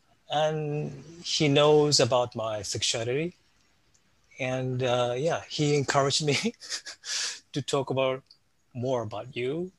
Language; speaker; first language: English; non-native, fluent; Japanese